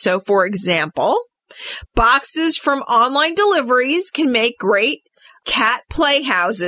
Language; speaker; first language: English; native; English